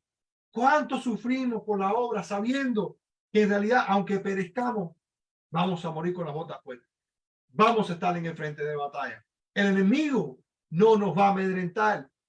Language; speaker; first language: Spanish; native; Spanish